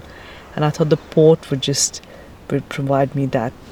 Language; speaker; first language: English; non-native, local second language; Hindi